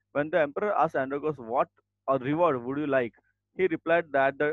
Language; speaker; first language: English; non-native, local second language; Marathi